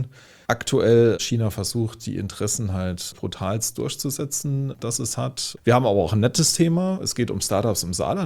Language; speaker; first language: German; native; German